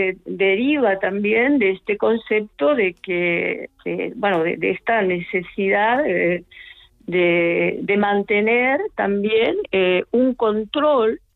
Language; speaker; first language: Spanish; native; Spanish